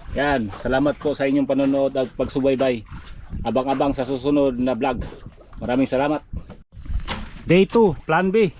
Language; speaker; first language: Filipino; non-native, local second language; Cebuano